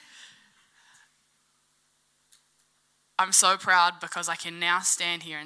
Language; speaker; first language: English; native; English